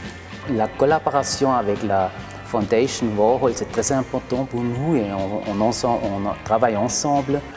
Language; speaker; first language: French; non-native, local second language; German